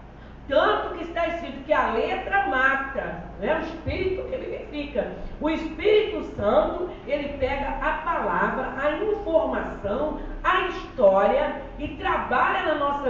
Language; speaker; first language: Portuguese; native; Portuguese